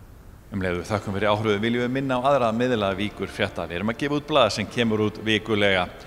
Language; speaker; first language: Icelandic; native; Icelandic